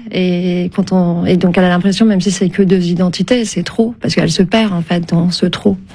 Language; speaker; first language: French; early bilingual, other home language; Turkish